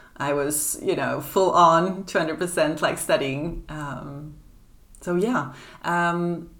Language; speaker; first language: English; non-native, fluent; Swedish